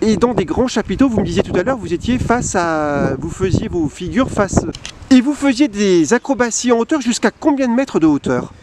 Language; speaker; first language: French; native; French